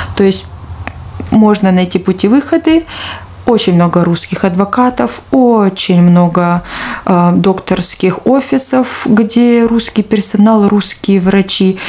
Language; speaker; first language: Russian; native; Russian